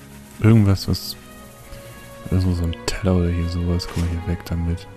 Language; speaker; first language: German; native; German